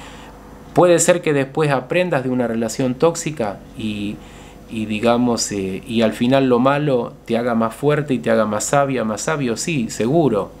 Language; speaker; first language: Spanish; native; Spanish